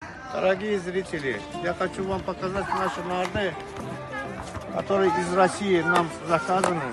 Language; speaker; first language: Russian; non-native, local second language; Azerbaijani